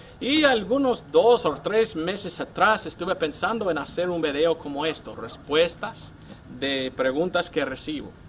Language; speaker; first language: Spanish; non-native, fluent; English